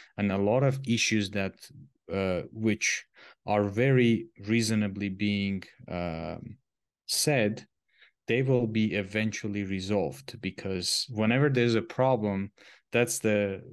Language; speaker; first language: English; non-native, fluent; Armenian